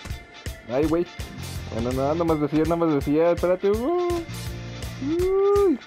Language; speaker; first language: Spanish; native; Spanish